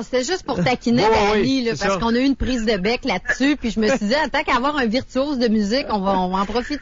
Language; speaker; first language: French; native; French